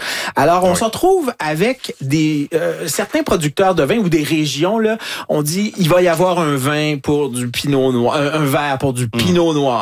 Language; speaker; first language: French; native; French